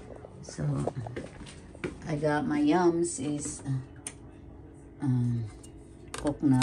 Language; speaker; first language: English; non-native, learner; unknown